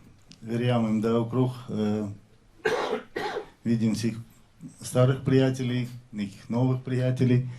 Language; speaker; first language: Slovenian; non-native, learner; Russian